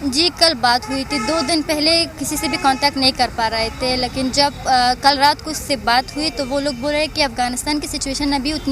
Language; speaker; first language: Hindi; non-native, fluent; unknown